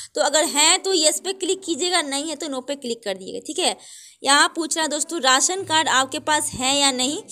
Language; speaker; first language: Hindi; native; Hindi